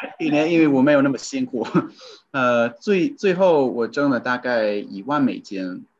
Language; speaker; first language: Chinese; non-native, fluent; English